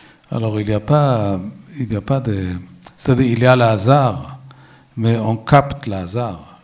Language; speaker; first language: French; non-native, fluent; Hebrew